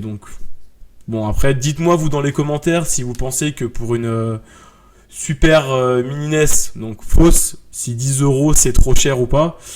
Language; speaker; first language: French; native; French